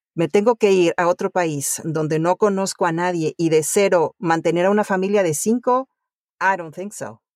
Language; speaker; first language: Spanish; early bilingual, other home language; Italian